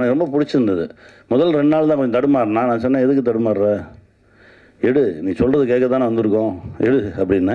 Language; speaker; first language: Tamil; native; Tamil